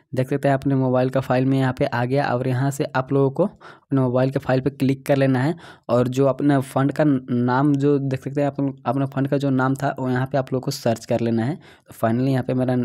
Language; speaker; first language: Hindi; native; Hindi